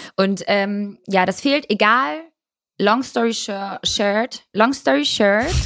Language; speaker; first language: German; early bilingual, other home language; Albanian